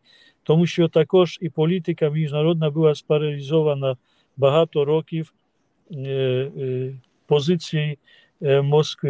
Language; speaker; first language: Ukrainian; non-native, fluent; Polish